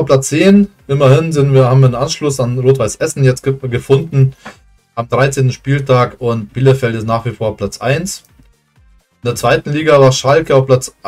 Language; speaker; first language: German; native; German